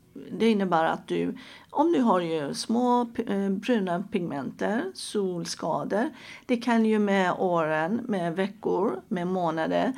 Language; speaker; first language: Swedish; non-native, fluent; Persian